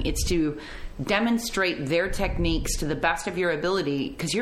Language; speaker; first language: English; native; English